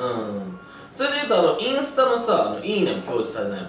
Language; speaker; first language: Japanese; native; Japanese